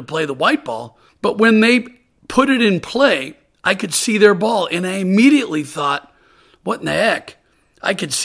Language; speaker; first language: English; native; English